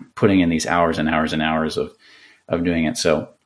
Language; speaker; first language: English; native; English